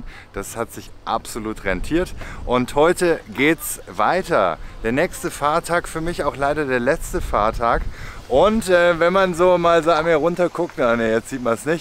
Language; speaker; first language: German; native; German